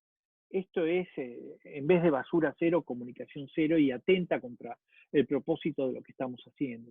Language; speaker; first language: Spanish; native; Spanish